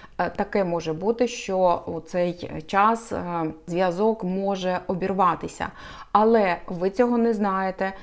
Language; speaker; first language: Ukrainian; non-native, local second language; Russian